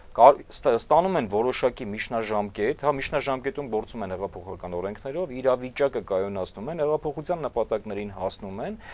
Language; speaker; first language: Armenian; native; Armenian